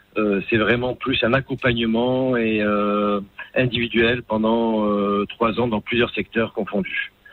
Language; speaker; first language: French; non-native, local second language; Arabic